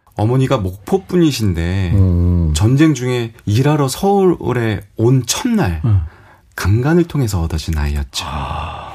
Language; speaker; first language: Korean; native; Korean